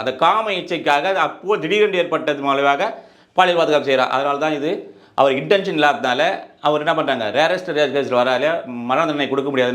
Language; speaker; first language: Tamil; native; Tamil